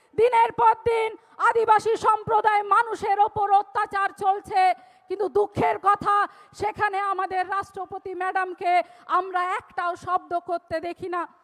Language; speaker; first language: Bangla; non-native, local second language; Santali